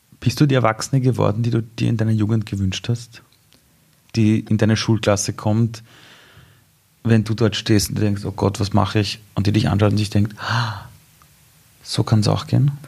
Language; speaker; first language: German; early bilingual, other home language; Persian